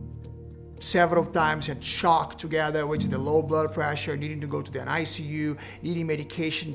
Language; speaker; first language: English; non-native, fluent; Portuguese